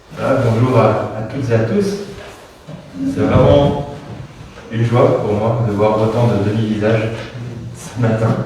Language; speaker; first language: French; native; French